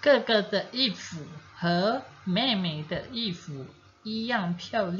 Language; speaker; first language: Chinese; non-native, fluent; Indonesian